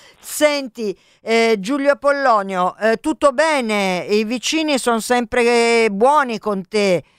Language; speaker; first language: Italian; native; Italian